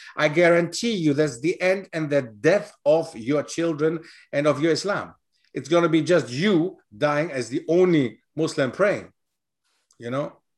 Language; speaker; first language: English; non-native, fluent; Greek